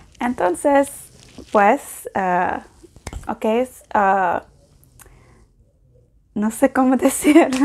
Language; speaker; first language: Spanish; non-native, learner; English